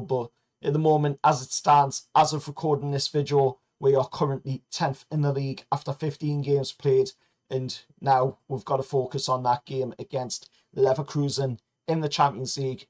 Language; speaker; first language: English; native; English